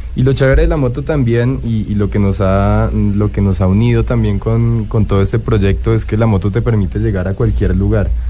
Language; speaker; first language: Spanish; native; Spanish